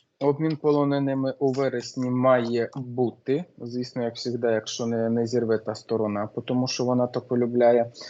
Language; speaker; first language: Ukrainian; non-native, local second language; Russian